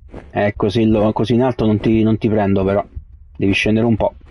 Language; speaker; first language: Italian; native; Italian